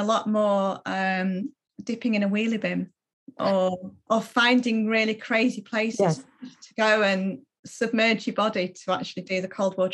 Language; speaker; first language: English; native; English